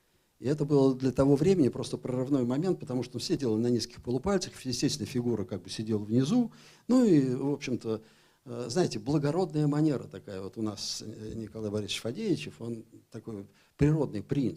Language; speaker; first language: Russian; native; Russian